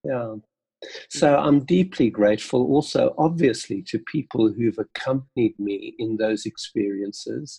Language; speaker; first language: English; native; English